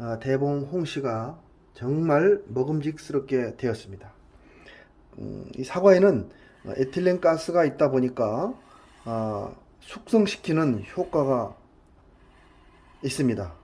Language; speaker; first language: Korean; native; Korean